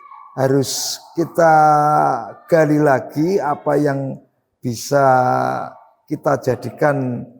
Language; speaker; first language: Indonesian; native; Indonesian